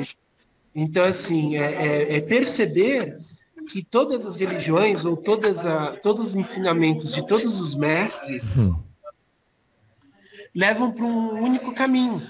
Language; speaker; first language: Portuguese; non-native, fluent; Spanish